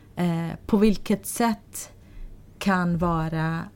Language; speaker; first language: Swedish; non-native, fluent; Arabic